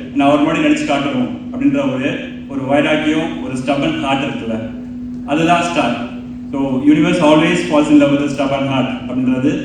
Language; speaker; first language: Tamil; native; Tamil